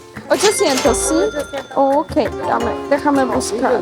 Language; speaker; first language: Spanish; non-native, fluent; Polish